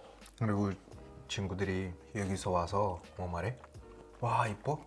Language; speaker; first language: Korean; non-native, learner; Russian